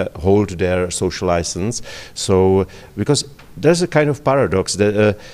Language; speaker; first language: English; non-native, fluent; Czech